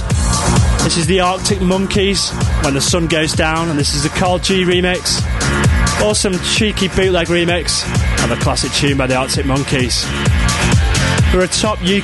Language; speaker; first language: English; native; English